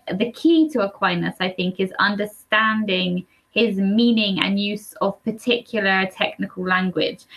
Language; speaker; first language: English; native; English